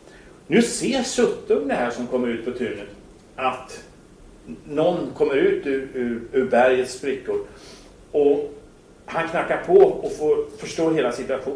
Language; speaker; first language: Swedish; native; Swedish